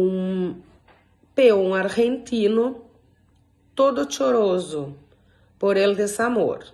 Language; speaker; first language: Spanish; non-native, learner; Portuguese